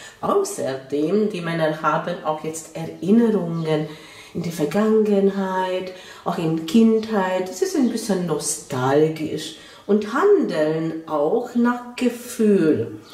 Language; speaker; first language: German; non-native, fluent; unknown